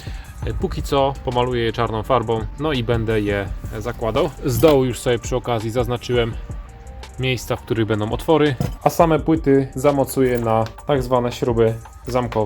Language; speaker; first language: Polish; native; Polish